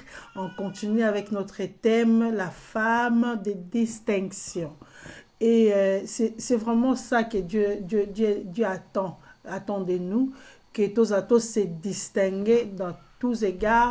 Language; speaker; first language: French; non-native, local second language; Lingala